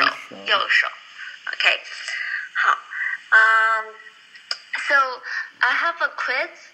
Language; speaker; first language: English; non-native, fluent; Chinese